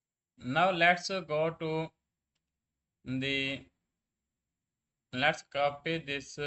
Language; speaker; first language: English; non-native, learner; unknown